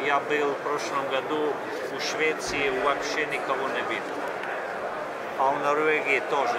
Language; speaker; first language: Russian; non-native, fluent; Slovenian